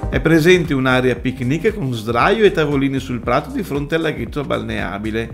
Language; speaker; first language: Italian; native; Italian